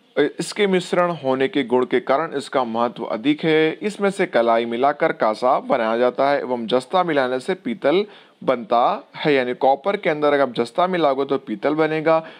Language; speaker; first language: Hindi; non-native, local second language; Gujarati